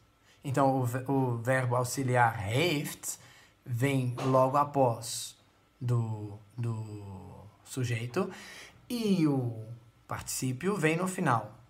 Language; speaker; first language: Portuguese; non-native, fluent; Dutch